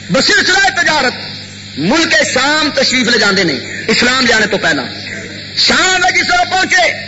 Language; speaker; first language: Urdu; non-native, local second language; Punjabi